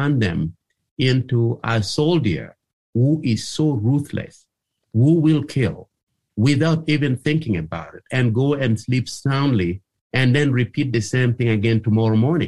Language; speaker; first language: English; non-native, local second language; Acoli